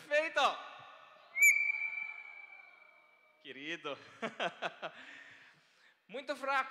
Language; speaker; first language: Portuguese; non-native, learner; Filipino